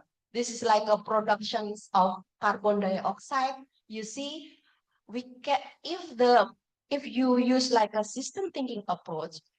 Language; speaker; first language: English; non-native, fluent; Indonesian